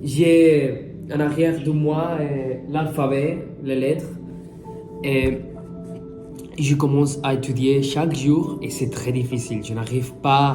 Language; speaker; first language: French; non-native, fluent; Spanish